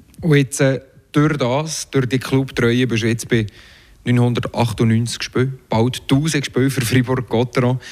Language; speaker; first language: German; native; German